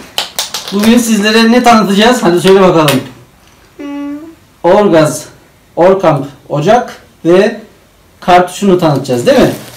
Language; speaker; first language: Turkish; native; Turkish